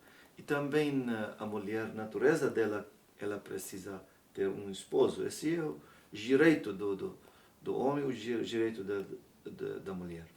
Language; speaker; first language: Portuguese; non-native, learner; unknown